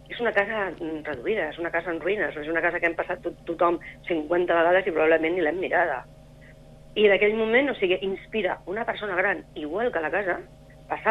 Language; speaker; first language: Catalan; native; Catalan